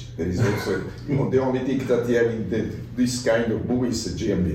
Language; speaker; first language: English; non-native, learner; Italian